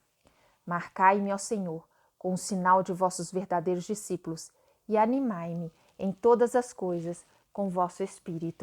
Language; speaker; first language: Portuguese; native; Portuguese